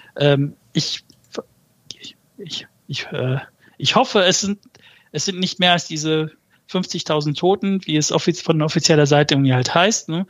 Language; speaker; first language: German; early bilingual, other home language; Turkish